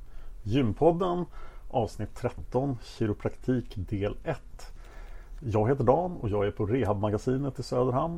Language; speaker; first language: Swedish; native; Swedish